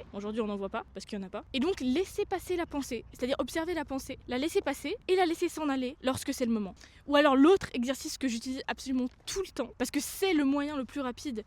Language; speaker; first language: French; native; French